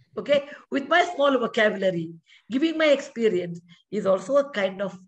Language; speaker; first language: English; non-native, local second language; Kannada